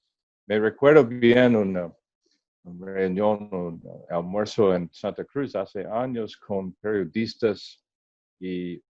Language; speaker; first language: Spanish; non-native, learner; English